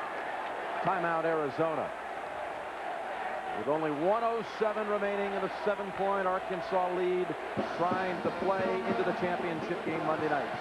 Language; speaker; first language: English; native; English